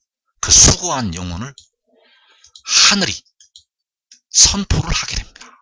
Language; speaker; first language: Korean; native; Korean